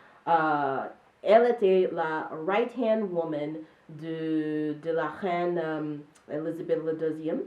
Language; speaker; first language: French; non-native, learner; English